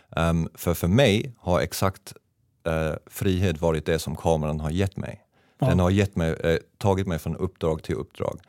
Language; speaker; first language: Swedish; non-native, fluent; German